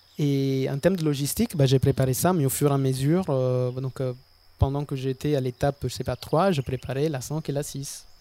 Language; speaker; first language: French; non-native, fluent; Italian